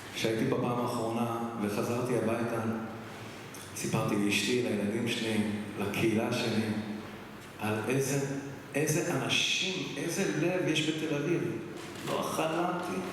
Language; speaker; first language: Hebrew; early bilingual, other home language; English